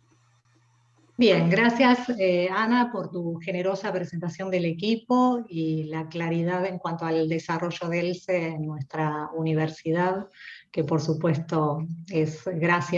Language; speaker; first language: Spanish; native; Spanish